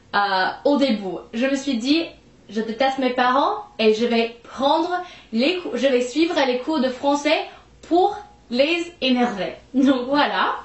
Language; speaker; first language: French; non-native, fluent; English